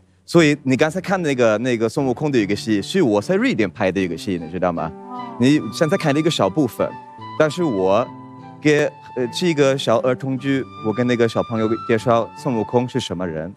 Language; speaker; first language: Chinese; non-native, fluent; Swedish